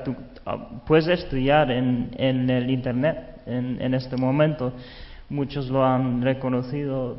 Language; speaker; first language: Spanish; non-native, fluent; German